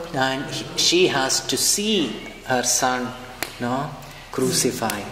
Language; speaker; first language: English; non-native, local second language; Malayalam